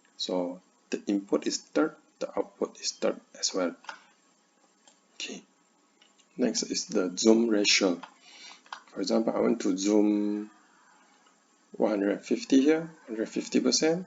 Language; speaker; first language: English; non-native, learner; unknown